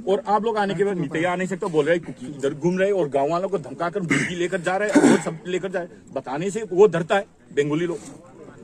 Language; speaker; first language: Hindi; non-native, local second language; Manipuri